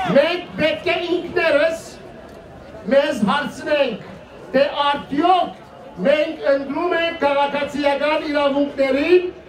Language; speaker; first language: Armenian; early bilingual, heritage; Armenian